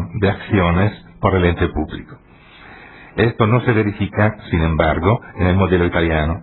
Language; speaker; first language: Spanish; non-native, fluent; Italian